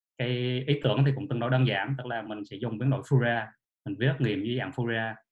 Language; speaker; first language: Vietnamese; native; Vietnamese